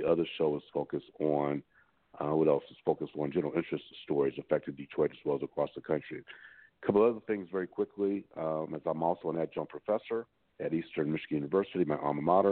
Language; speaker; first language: English; native; English